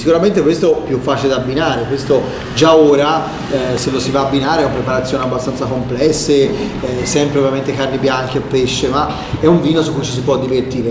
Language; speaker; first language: Italian; native; Italian